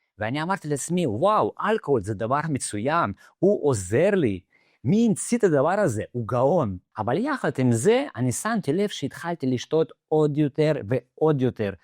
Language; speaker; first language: Hebrew; non-native, fluent; Russian